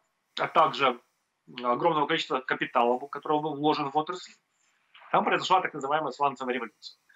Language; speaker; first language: Russian; native; Russian